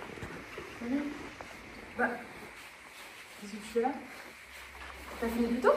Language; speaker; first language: French; native; French